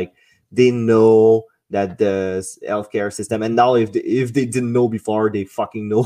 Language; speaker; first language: English; non-native, fluent; French